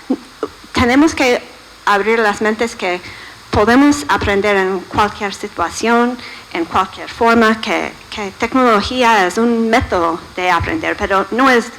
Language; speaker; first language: Spanish; non-native, fluent; English